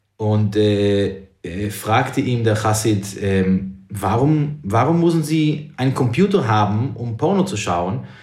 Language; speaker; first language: German; non-native, fluent; English